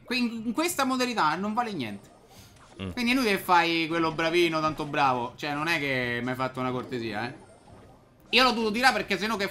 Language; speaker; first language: Italian; native; Italian